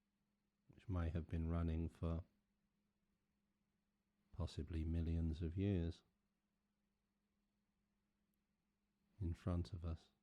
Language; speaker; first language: English; native; English